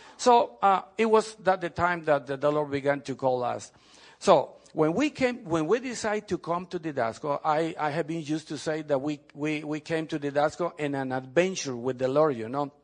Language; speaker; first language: English; non-native, fluent; Spanish